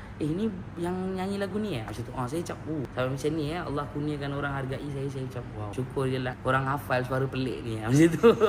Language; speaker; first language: Malay; native; Malay